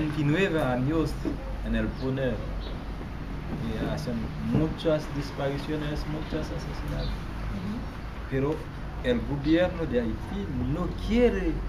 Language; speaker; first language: Spanish; non-native, learner; Haitian Creole